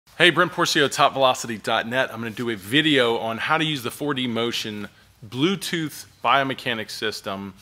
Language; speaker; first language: English; native; English